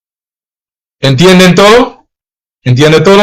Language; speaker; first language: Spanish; non-native, learner; English